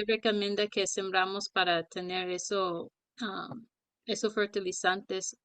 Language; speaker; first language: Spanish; early bilingual, heritage; Spanish